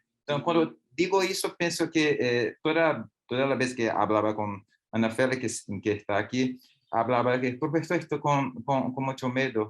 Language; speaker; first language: Spanish; non-native, learner; Portuguese